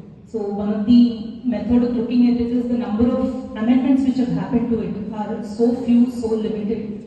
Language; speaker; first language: English; non-native, local second language; Telugu